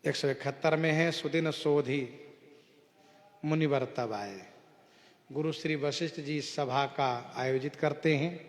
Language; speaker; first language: Hindi; native; Hindi